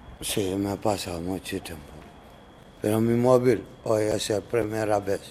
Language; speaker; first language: Spanish; non-native, learner; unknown